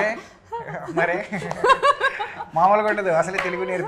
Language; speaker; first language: Telugu; native; Telugu